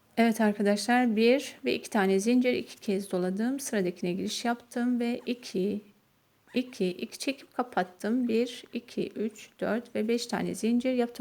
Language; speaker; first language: Turkish; native; Turkish